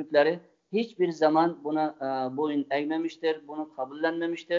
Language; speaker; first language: Turkish; non-native, fluent; Uyghur